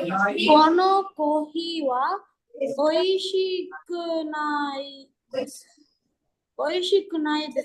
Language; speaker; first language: Japanese; non-native, learner; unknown